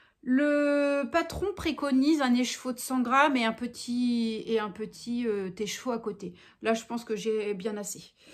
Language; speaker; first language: French; native; French